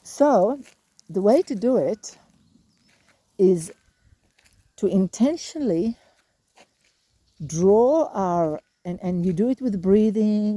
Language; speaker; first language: English; native; English